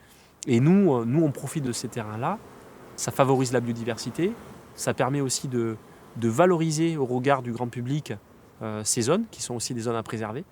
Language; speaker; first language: French; native; French